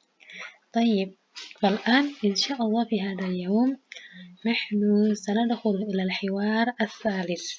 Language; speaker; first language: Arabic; non-native, fluent; Indonesian